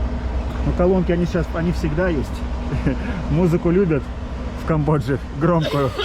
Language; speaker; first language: Russian; native; Russian